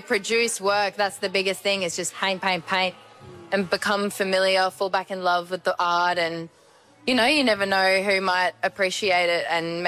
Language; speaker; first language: English; native; English